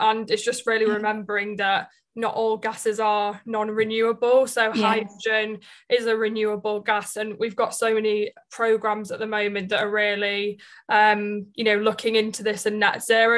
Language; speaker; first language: English; native; English